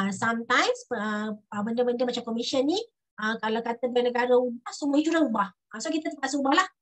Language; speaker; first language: Malay; native; Malay